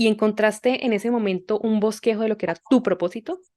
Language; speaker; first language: Spanish; native; Spanish